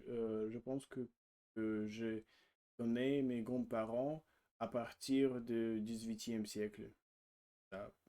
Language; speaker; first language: French; non-native, learner; Russian